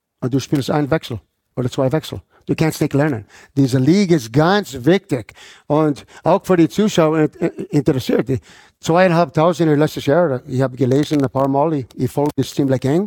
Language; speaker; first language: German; non-native, fluent; English